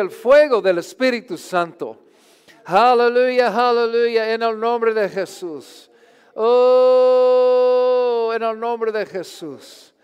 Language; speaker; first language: Spanish; non-native, learner; English